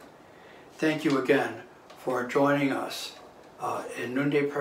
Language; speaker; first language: English; native; English